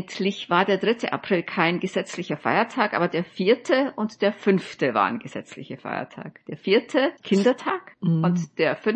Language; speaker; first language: German; native; German